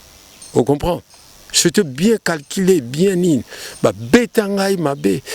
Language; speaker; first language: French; non-native, local second language; Kongo